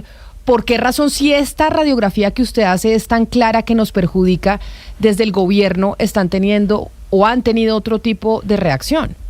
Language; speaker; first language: Spanish; native; Spanish